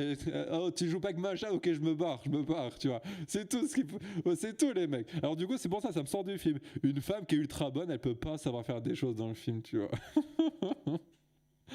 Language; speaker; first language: French; native; French